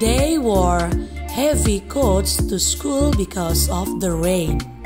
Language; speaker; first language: English; non-native, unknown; Indonesian